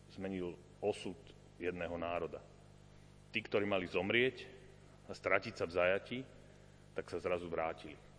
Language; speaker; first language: Slovak; native; Slovak